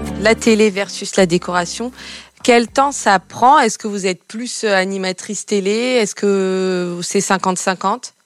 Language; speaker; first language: French; native; French